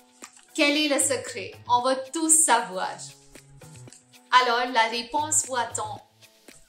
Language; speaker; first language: French; non-native, fluent; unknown